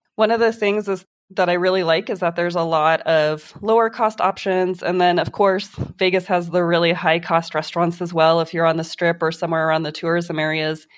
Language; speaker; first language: English; native; English